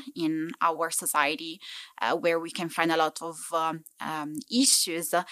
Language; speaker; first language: English; non-native, fluent; Italian